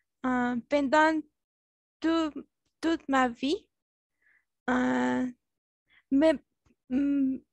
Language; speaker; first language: French; non-native, learner; Spanish